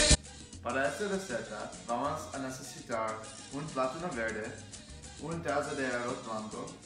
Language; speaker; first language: Spanish; non-native, learner; English